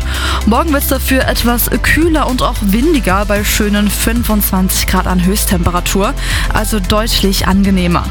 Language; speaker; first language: German; native; German